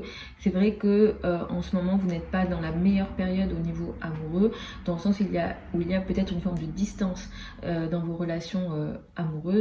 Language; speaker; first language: French; native; French